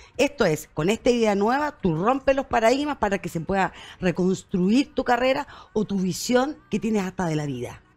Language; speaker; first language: Spanish; native; Spanish